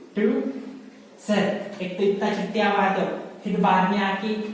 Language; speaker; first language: Hindi; non-native, local second language; Marathi